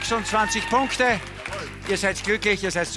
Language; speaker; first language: German; native; German